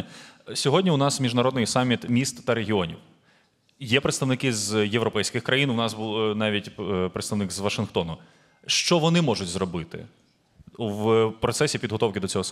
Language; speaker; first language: Ukrainian; native; Ukrainian